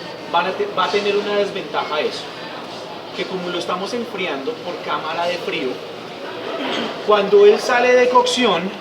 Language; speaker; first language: Spanish; native; Spanish